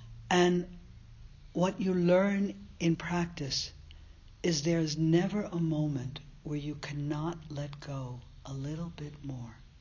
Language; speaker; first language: English; native; English